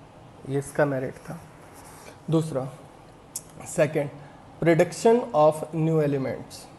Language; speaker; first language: Hindi; native; Hindi